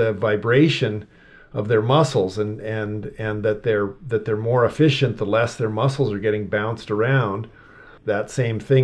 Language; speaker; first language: English; native; English